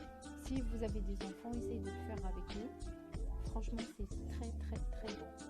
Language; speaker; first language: French; non-native, fluent; Arabic